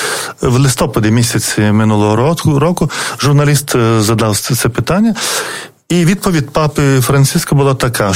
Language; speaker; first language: Ukrainian; non-native, fluent; Lithuanian